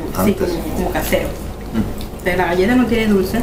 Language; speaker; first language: Spanish; native; Spanish